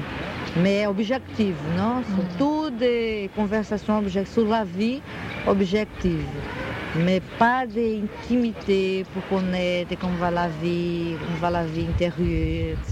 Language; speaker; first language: French; non-native, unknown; Portuguese